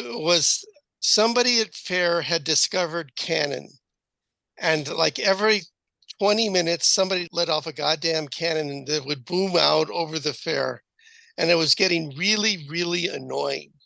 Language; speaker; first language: English; native; English